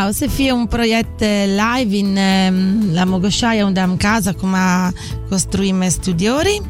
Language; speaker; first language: Romanian; non-native, fluent; Italian